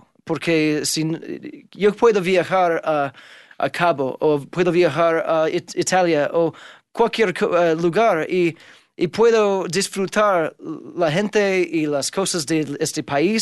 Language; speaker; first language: Spanish; non-native, fluent; English